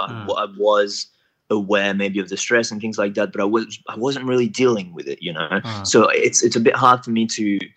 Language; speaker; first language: English; non-native, fluent; French